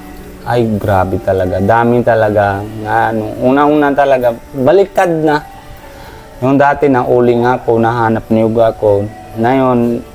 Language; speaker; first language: Filipino; non-native, learner; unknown